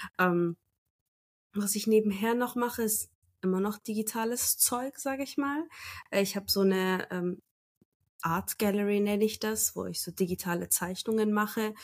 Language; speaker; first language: German; early bilingual, other home language; Turkish